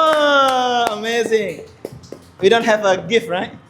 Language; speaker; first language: English; non-native, fluent; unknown